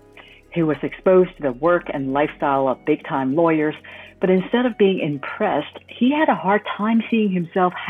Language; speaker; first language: English; non-native, local second language; Cantonese